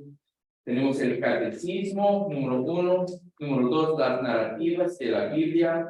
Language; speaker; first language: Spanish; non-native, fluent; English